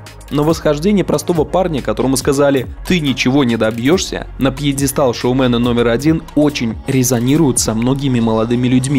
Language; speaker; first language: Russian; native; Russian